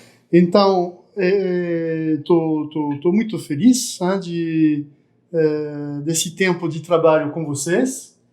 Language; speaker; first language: Portuguese; non-native, fluent; French